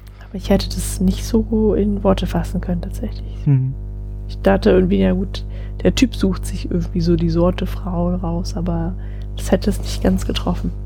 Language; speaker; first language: German; native; German